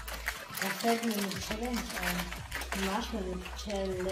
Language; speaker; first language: German; native; German